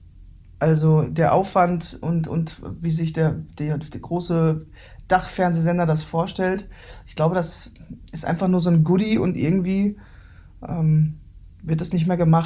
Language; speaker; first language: German; native; German